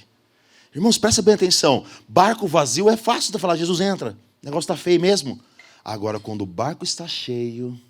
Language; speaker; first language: Portuguese; native; Portuguese